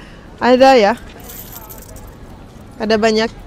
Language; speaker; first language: Indonesian; non-native, learner; Arabic